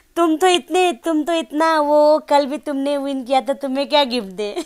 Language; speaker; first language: Hindi; non-native, local second language; Nepali